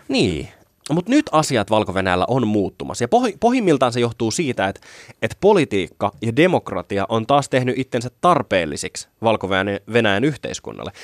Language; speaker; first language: Finnish; native; Finnish